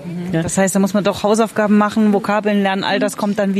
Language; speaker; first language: German; native; German